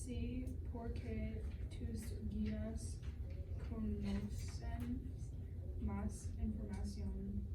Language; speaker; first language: Spanish; non-native, learner; English